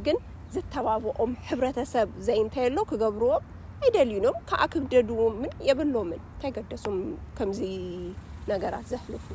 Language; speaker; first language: Tigrinya; early bilingual, heritage; Tigrinya